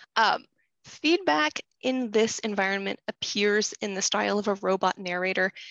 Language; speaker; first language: English; native; English